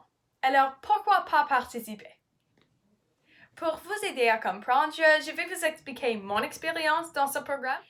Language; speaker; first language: French; non-native, learner; English